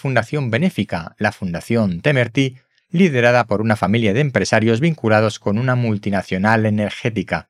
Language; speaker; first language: Spanish; native; Spanish